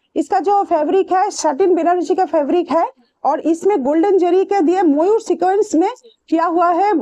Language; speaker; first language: Hindi; non-native, local second language; Bangla